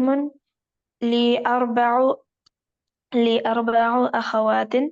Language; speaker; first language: Arabic; non-native, learner; Urdu